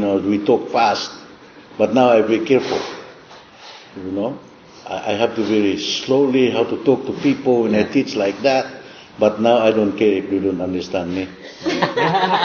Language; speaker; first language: English; non-native, local second language; Cebuano